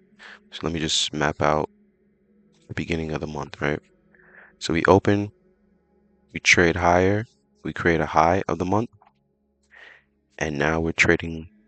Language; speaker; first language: English; native; English